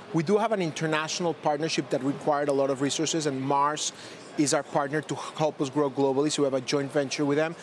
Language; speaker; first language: English; non-native, fluent; Spanish